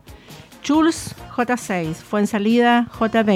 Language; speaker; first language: Spanish; native; Spanish